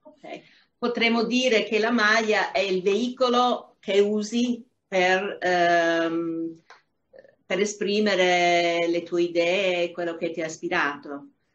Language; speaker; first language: Italian; non-native, fluent; English